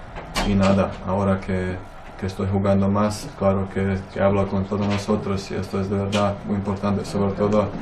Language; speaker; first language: Spanish; non-native, fluent; Croatian